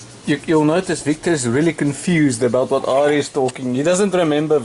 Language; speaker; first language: English; native; English